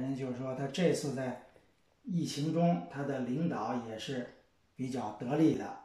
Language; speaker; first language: Chinese; native; Chinese